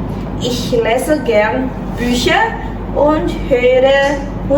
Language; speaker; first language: German; non-native, fluent; Indonesian